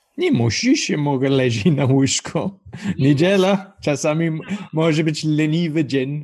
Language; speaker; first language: Polish; non-native, learner; English